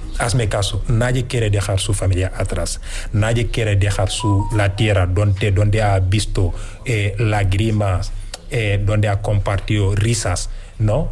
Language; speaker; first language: Spanish; non-native, fluent; Wolof